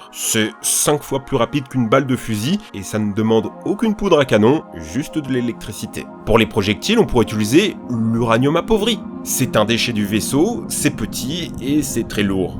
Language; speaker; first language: French; native; French